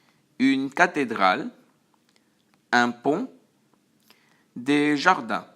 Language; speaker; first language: French; non-native, fluent; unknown